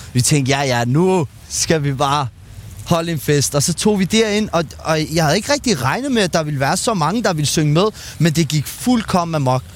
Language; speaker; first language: Danish; early bilingual, other home language; Albanian